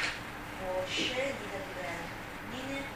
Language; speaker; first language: Chinese; non-native, learner; Italian